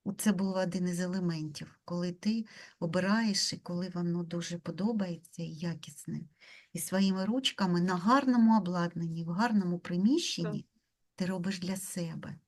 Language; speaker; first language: Ukrainian; non-native, local second language; Russian